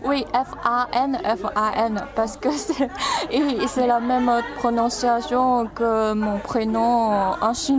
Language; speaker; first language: French; non-native, fluent; Chinese